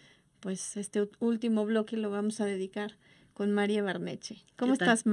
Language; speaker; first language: Spanish; native; Spanish